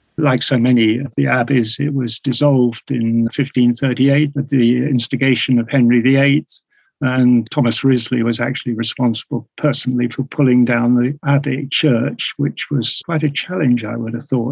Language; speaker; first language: English; native; English